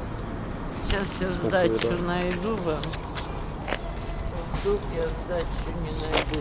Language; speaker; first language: Russian; native; Russian